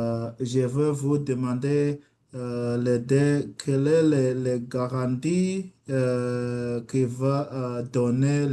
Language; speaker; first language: French; non-native, learner; English